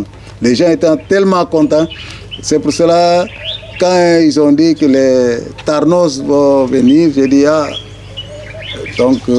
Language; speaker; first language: French; non-native, fluent; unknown